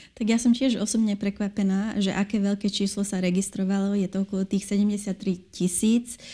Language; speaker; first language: Slovak; early bilingual, heritage; Slovak